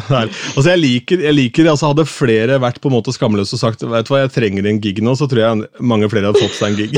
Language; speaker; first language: Norwegian; native; Norwegian